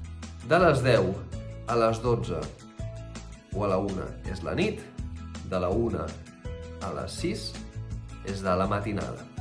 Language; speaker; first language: Catalan; non-native, fluent; Russian